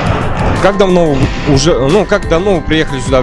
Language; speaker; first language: Russian; native; Russian